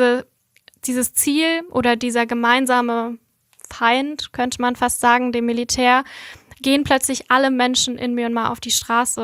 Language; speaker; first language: German; native; German